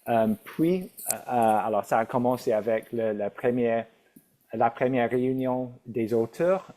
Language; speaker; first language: French; non-native, local second language; English